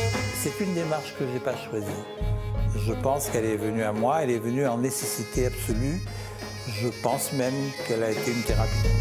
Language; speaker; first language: French; native; French